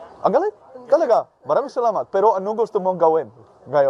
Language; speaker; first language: Filipino; non-native, learner; Dutch